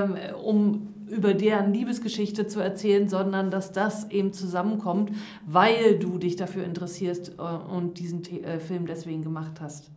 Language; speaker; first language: German; native; German